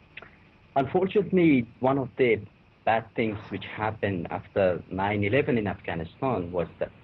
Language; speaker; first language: English; non-native, fluent; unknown